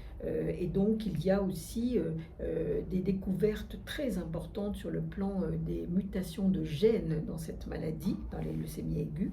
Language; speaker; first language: French; native; French